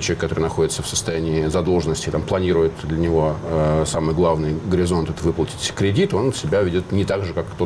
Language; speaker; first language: Russian; native; Russian